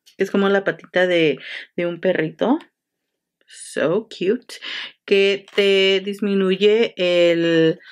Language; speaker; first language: Spanish; early bilingual, heritage; Spanish